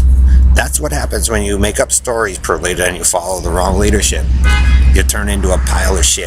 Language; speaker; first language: English; native; English